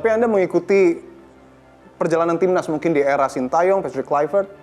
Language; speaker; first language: Indonesian; native; Indonesian